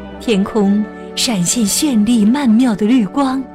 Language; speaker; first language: Chinese; native; Chinese